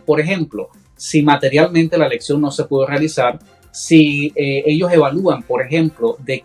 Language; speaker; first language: Spanish; native; Spanish